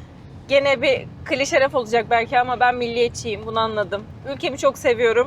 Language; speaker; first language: Turkish; native; Turkish